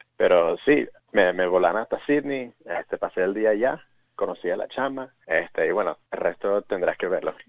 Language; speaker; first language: Spanish; early bilingual, heritage; Spanish